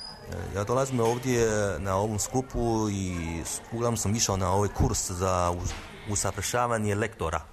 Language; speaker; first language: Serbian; non-native, fluent; Chinese